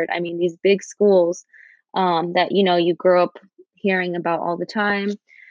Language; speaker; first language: English; native; English